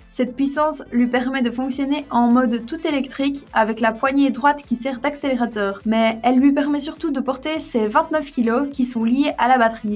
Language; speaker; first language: French; native; French